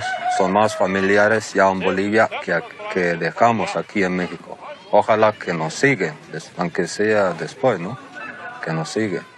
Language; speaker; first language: Spanish; non-native, local second language; Plautdietsch